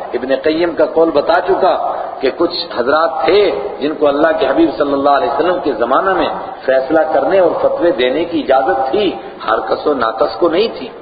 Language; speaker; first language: Urdu; non-native, local second language; Punjabi